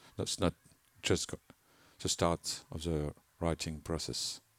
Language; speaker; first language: English; non-native, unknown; French